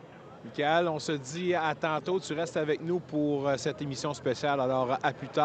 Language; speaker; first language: French; native; French